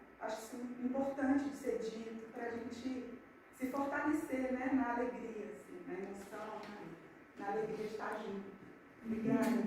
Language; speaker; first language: Portuguese; native; Portuguese